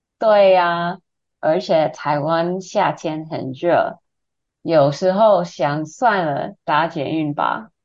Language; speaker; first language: Chinese; non-native, fluent; English